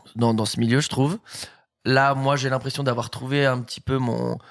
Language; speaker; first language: French; native; French